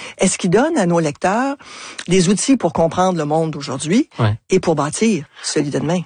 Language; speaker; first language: French; native; French